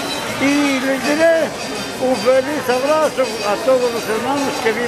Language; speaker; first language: Spanish; native; Spanish